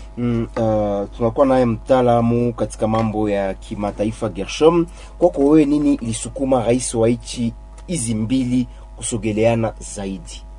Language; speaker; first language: Swahili; native; Swahili